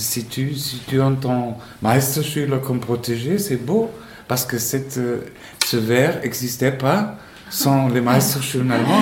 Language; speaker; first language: French; non-native, fluent; Spanish